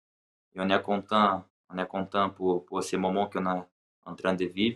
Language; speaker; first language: French; non-native, learner; Portuguese